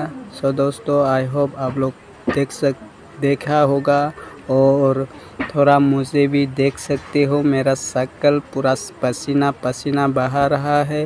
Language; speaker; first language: Hindi; non-native, local second language; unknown